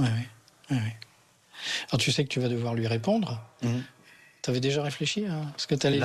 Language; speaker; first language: French; native; French